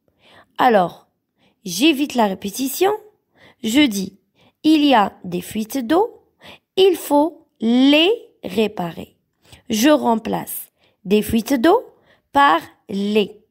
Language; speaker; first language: French; non-native, local second language; Arabic